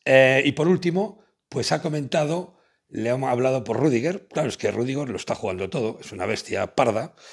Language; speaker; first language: Spanish; native; Spanish